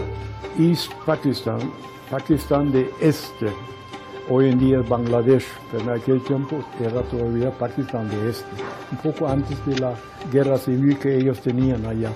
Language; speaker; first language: Spanish; non-native, fluent; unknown